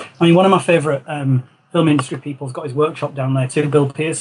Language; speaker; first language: English; native; English